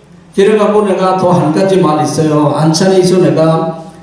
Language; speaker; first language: Korean; non-native, fluent; Bangla